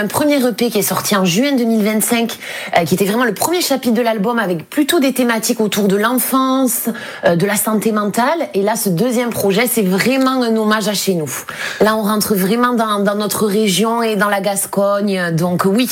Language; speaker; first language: French; native; French